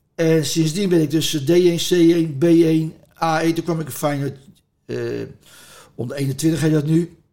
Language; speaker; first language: Dutch; native; Dutch